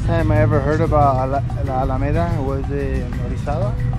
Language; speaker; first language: English; native; English